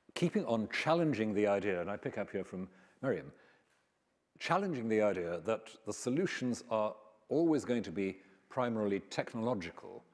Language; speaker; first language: English; native; English